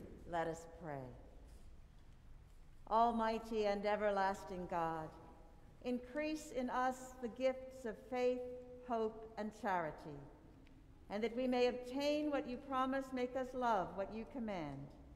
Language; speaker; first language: English; native; English